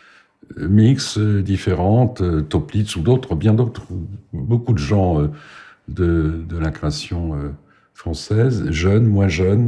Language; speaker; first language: French; native; French